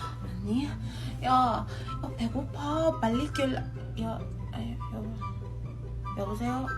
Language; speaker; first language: Korean; non-native, learner; English